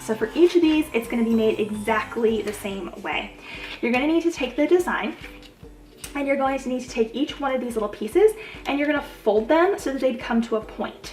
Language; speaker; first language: English; native; English